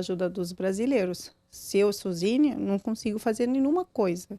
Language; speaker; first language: Portuguese; non-native, learner; Arabic